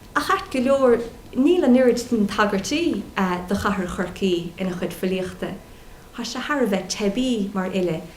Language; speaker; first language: Irish; non-native, local second language; English